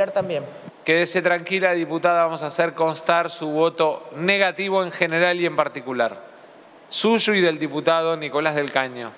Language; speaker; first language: Spanish; native; Spanish